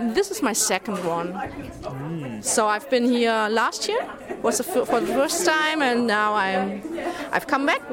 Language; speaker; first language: English; non-native, fluent; German